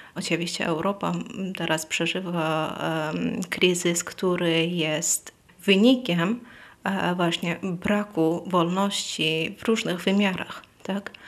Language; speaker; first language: Polish; non-native, fluent; Armenian